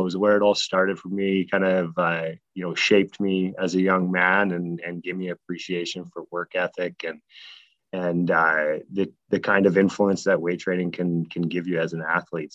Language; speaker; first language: English; native; English